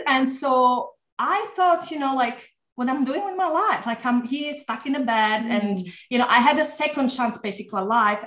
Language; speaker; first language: English; non-native, fluent; Italian